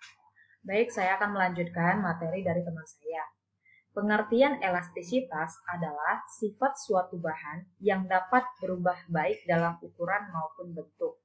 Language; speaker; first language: Indonesian; native; Indonesian